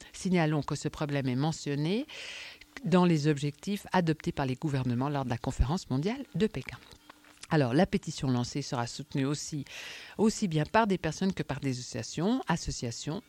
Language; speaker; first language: French; native; French